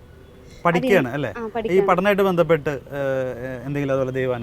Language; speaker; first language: Malayalam; native; Malayalam